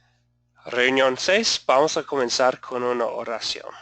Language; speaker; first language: Spanish; non-native, fluent; English